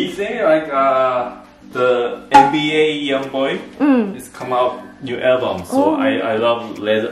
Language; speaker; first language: English; non-native, learner; Korean